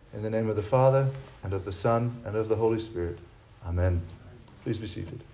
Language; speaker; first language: English; native; English